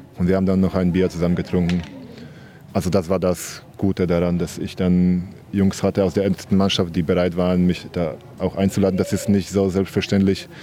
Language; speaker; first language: German; non-native, fluent; Polish